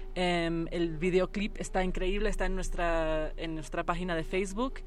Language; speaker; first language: Spanish; early bilingual, heritage; Spanish